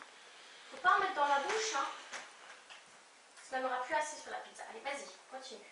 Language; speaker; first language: French; native; French